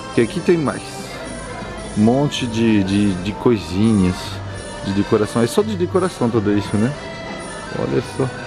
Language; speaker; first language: Portuguese; native; Portuguese